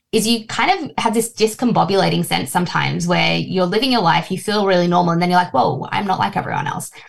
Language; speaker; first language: English; native; English